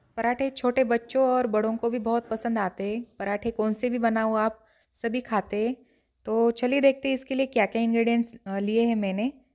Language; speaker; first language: Hindi; non-native, local second language; Marathi